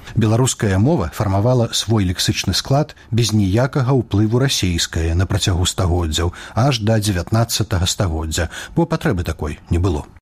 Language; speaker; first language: Belarusian; native; Belarusian